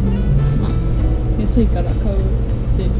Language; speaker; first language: Japanese; non-native, fluent; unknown